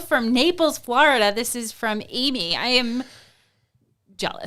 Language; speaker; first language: English; native; English